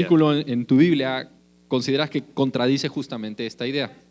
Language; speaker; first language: Spanish; native; Spanish